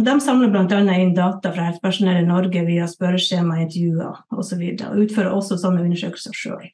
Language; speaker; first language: Norwegian; native; Norwegian